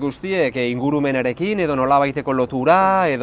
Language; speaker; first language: Basque; native; Basque